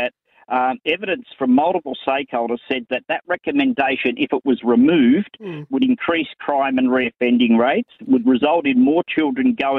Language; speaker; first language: English; native; English